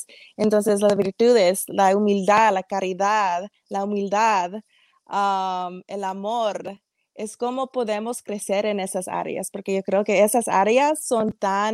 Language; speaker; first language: Spanish; early bilingual, heritage; English